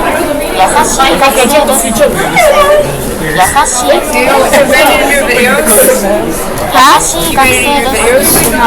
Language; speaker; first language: Japanese; non-native, learner; English